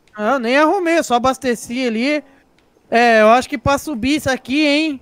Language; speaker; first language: Portuguese; native; Portuguese